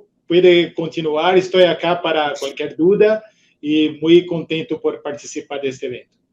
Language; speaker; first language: Spanish; non-native, fluent; Portuguese